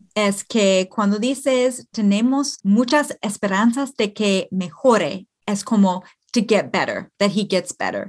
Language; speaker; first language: Spanish; non-native, fluent; English